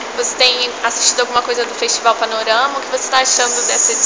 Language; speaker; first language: Portuguese; native; Portuguese